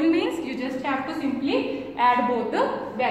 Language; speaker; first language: English; non-native, local second language; Hindi